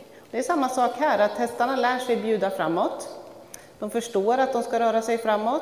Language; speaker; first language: Swedish; native; Swedish